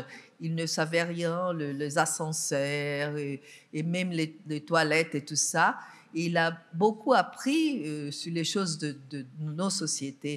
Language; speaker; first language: French; non-native, fluent; Portuguese